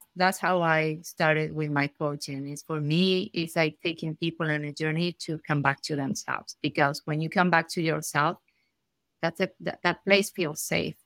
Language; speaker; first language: English; non-native, fluent; Spanish